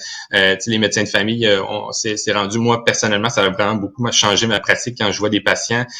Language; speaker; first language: French; native; French